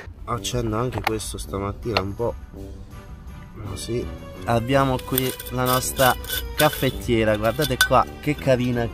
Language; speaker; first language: Italian; native; Italian